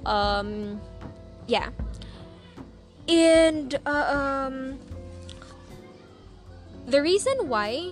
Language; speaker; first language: English; non-native, local second language; Cebuano